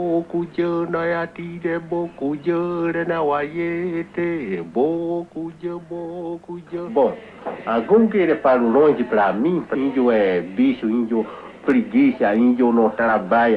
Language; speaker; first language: Portuguese; non-native, local second language; Kayapó